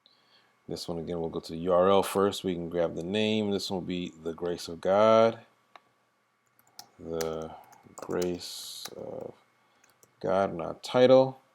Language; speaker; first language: English; native; English